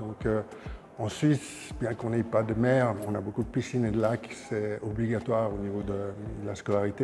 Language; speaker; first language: French; native; French